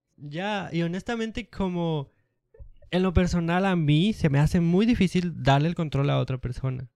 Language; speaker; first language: Spanish; native; Spanish